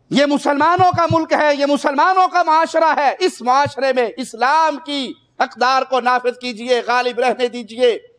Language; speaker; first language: Urdu; non-native, local second language; Punjabi